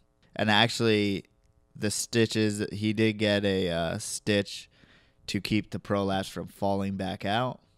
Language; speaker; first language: English; native; English